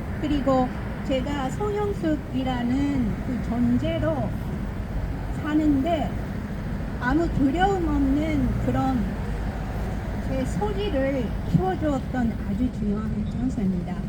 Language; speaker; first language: Korean; early bilingual, heritage; Japanese